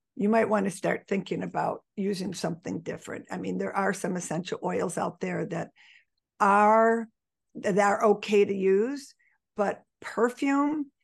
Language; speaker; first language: English; native; English